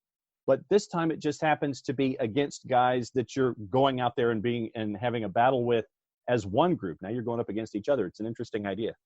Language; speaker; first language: English; native; English